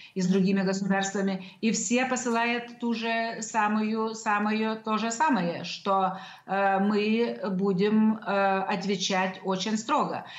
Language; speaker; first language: Russian; non-native, local second language; Lithuanian